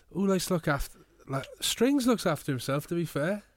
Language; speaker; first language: English; native; English